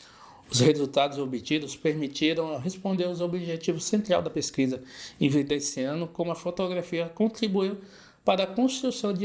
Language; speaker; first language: Portuguese; native; Portuguese